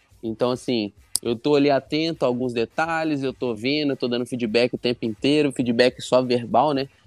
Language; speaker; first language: Portuguese; native; Portuguese